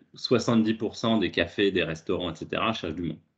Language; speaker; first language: French; native; French